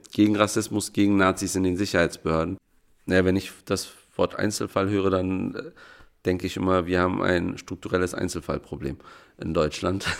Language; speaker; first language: German; native; German